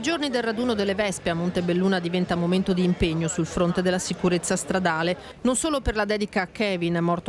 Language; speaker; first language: Italian; native; Italian